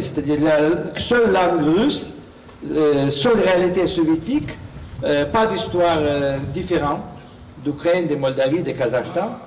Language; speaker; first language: French; non-native, fluent; Russian